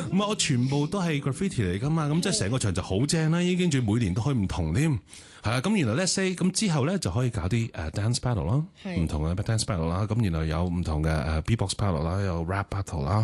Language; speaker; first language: Cantonese; native; Cantonese